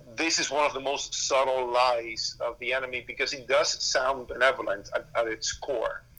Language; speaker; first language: English; early bilingual, other home language; Spanish